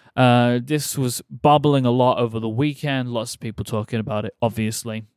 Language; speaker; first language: English; native; English